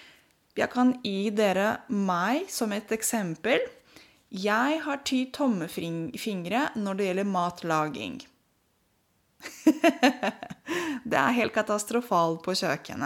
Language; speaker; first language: Norwegian; non-native, fluent; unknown